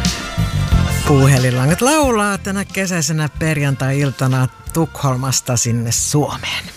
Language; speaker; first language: Finnish; native; Finnish